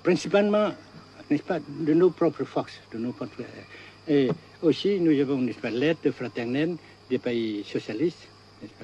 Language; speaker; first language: French; non-native, fluent; Vietnamese